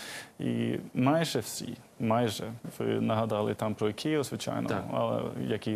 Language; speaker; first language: Ukrainian; non-native, fluent; Swedish